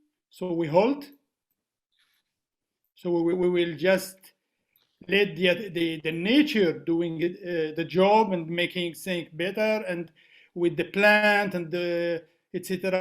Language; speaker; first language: English; non-native, fluent; Arabic